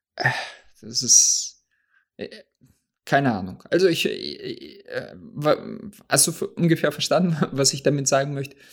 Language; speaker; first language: German; non-native, fluent; Russian